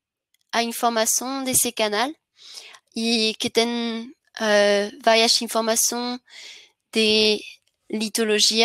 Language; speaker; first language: Spanish; non-native, learner; French